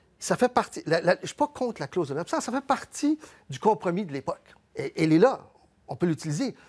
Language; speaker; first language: French; early bilingual, other home language; Spanish